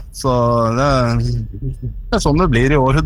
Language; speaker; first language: Norwegian; native; Norwegian